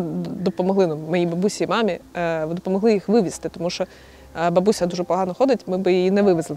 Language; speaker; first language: Ukrainian; native; Ukrainian